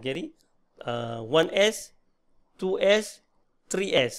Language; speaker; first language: English; non-native, local second language; Malay